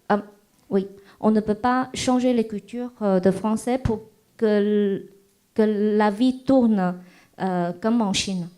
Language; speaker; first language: French; non-native, fluent; Chinese